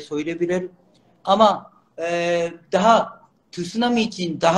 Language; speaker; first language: Turkish; non-native, learner; Japanese